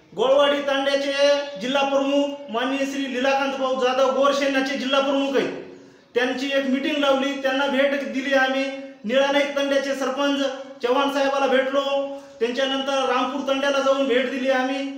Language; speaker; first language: Marathi; non-native, local second language; Lambadi